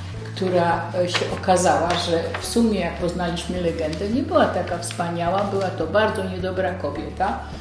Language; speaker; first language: Polish; native; Polish